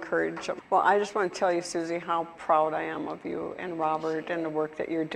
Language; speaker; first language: English; native; English